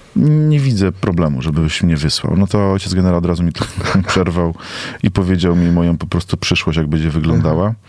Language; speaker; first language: Polish; native; Polish